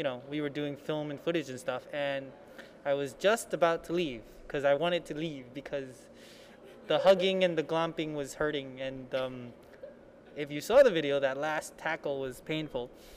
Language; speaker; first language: English; native; English